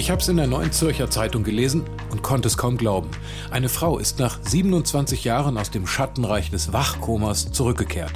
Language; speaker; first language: German; native; German